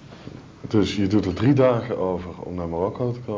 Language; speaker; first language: Dutch; native; Dutch